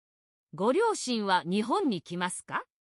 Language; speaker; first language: Japanese; non-native, learner; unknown